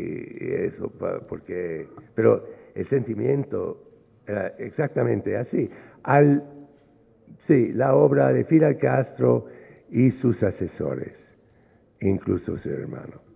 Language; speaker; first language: Spanish; non-native, fluent; English